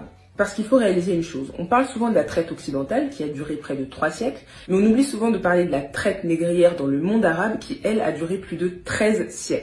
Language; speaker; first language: French; native; French